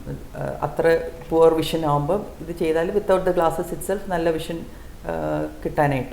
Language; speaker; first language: Malayalam; native; Malayalam